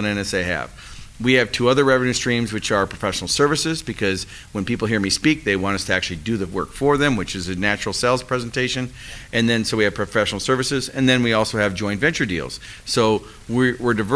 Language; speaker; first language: English; native; English